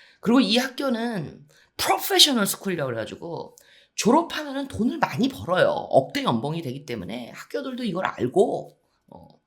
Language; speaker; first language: Korean; early bilingual, heritage; Korean